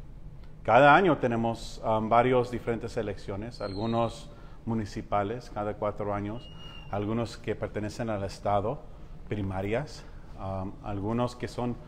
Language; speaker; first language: Spanish; early bilingual, heritage; Spanish